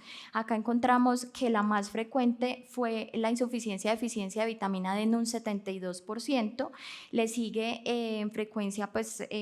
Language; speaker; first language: Spanish; native; Spanish